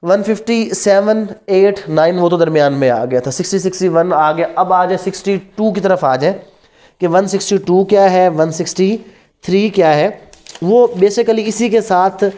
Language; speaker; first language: Urdu; non-native, local second language; Punjabi